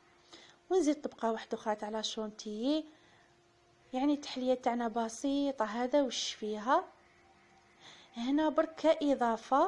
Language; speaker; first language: Arabic; native; Arabic